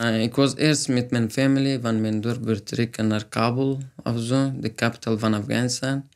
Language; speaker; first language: Dutch; non-native, learner; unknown